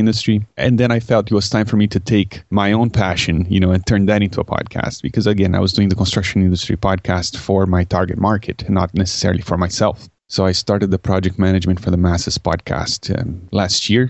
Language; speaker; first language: English; non-native, fluent; Portuguese